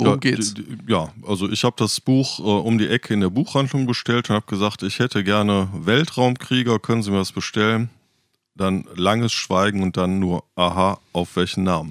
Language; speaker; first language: German; native; German